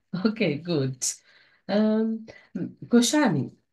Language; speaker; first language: German; non-native, fluent; Sinhala